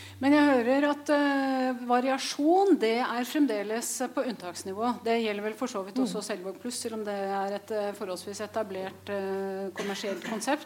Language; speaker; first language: Norwegian; native; Norwegian